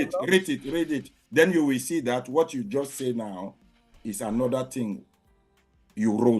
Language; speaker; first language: English; non-native, learner; French